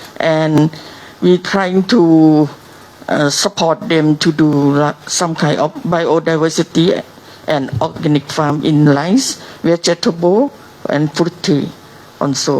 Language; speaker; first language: English; non-native, learner; Thai